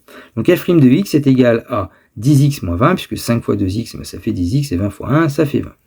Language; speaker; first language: French; native; French